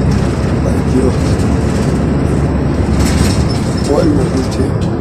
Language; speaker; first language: Russian; non-native, fluent; Tajik